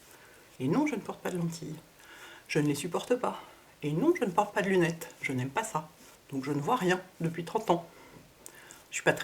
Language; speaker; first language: French; native; French